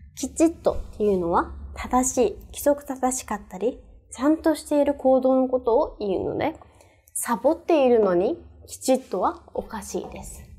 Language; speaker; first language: Japanese; native; Japanese